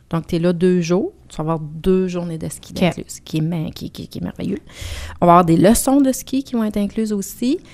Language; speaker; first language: French; native; French